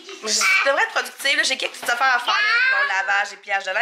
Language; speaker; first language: French; native; French